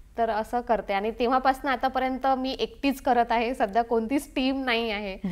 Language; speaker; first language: Marathi; native; Marathi